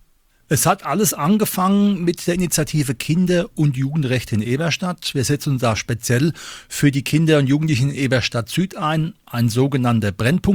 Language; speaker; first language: German; native; German